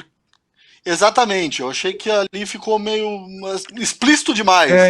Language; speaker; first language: Portuguese; native; Portuguese